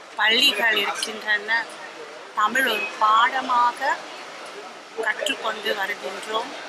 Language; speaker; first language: Tamil; early bilingual, heritage; Tamil